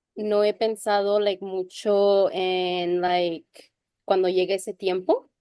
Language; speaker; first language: Spanish; early bilingual, heritage; Spanish